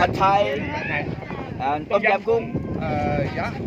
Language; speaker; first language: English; non-native, learner; Thai